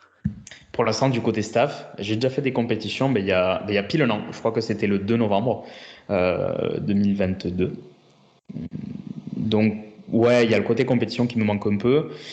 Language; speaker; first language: French; native; French